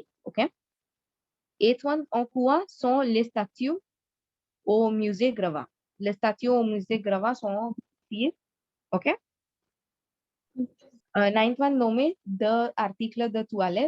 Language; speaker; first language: French; non-native, learner; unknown